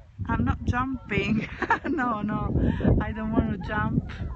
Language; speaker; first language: English; non-native, fluent; Italian